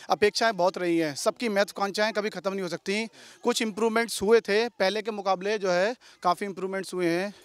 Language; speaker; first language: Hindi; native; Hindi